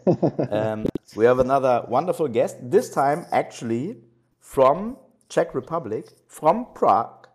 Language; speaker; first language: English; non-native, fluent; German